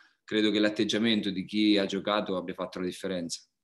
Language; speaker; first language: Italian; native; Italian